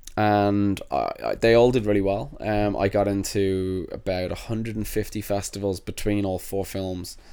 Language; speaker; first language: English; native; English